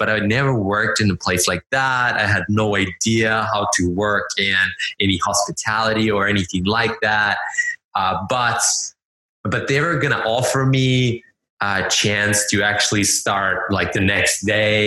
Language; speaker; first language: English; non-native, fluent; Lithuanian